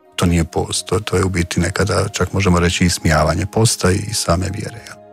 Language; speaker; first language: Croatian; native; Croatian